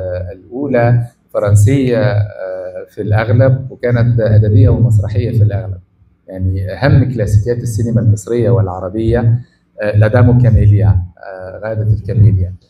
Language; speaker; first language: Arabic; native; Arabic